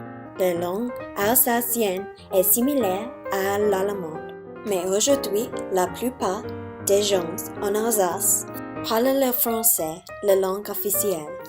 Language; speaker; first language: French; non-native, learner; English